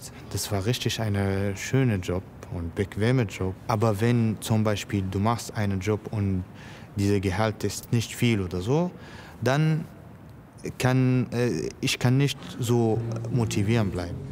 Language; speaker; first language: German; non-native, learner; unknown